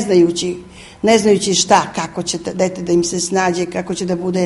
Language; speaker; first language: Serbian; native; Serbian